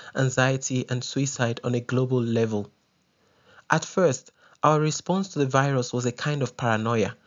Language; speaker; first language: English; non-native, local second language; Yoruba